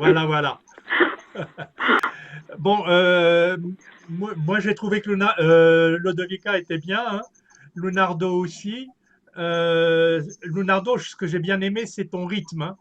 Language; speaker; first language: French; native; French